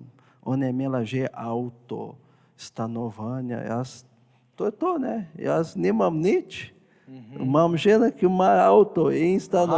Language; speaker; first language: Slovenian; non-native, fluent; Portuguese